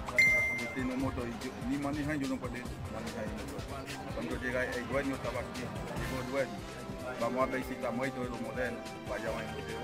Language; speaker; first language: Spanish; non-native, learner; Haitian Creole